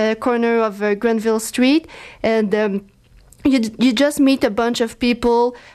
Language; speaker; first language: English; non-native, fluent; French